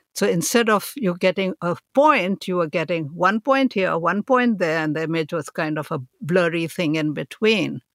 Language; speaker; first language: English; non-native, local second language; Hindi